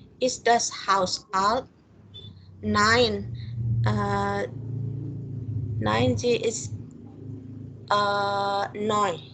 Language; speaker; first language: German; non-native, learner; Indonesian